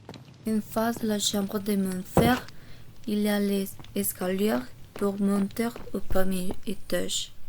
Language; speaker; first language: French; non-native, learner; Korean